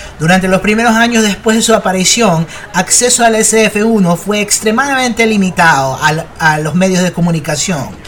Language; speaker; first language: Spanish; early bilingual, heritage; Spanish